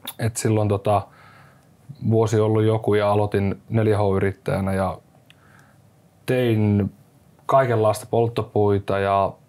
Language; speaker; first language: Finnish; native; Finnish